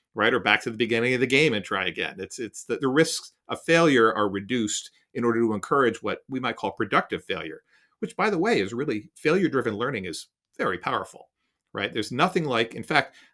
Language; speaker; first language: English; native; English